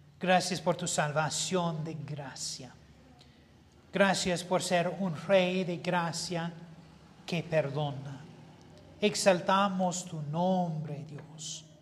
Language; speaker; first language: Spanish; non-native, fluent; English